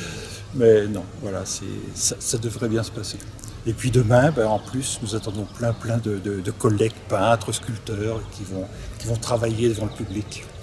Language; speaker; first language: French; native; French